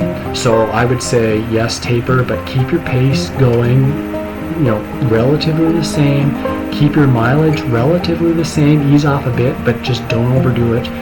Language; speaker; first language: English; native; English